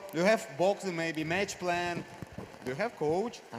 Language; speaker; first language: English; non-native, learner; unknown